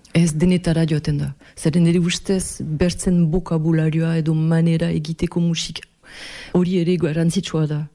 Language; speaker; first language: Basque; non-native, local second language; French